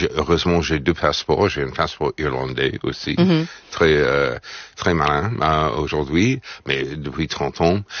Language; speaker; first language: French; non-native, fluent; English